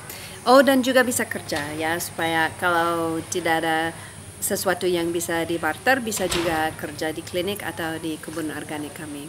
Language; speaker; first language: Indonesian; non-native, fluent; English